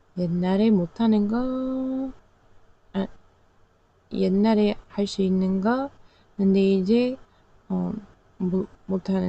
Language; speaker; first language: Korean; non-native, learner; English